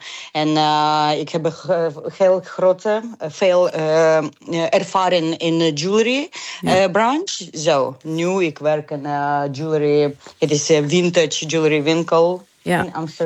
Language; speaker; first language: Dutch; non-native, learner; Ukrainian